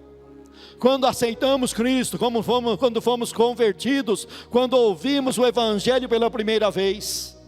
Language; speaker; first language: Portuguese; native; Portuguese